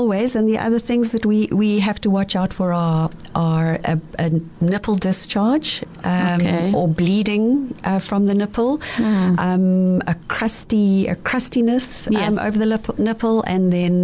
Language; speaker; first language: English; native; English